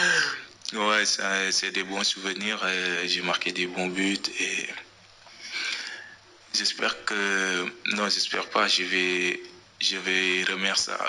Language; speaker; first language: French; non-native, local second language; Wolof